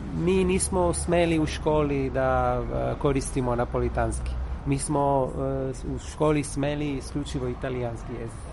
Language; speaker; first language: Serbian; non-native, fluent; Italian